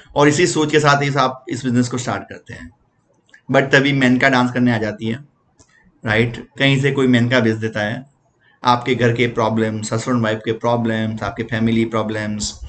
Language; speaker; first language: Hindi; non-native, local second language; Gujarati